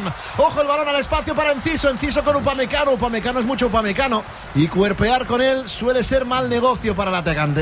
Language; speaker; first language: Spanish; native; Spanish